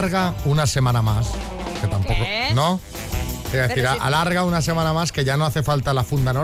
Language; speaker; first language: Spanish; native; Spanish